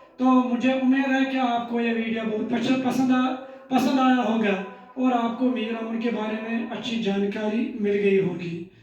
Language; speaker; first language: Urdu; non-native, local second language; Kashmiri